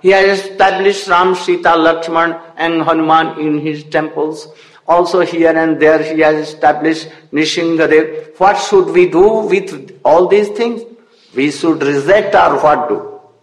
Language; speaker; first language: English; non-native, local second language; Hindi